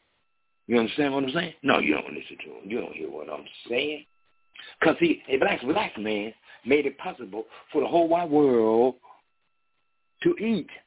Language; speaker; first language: English; native; English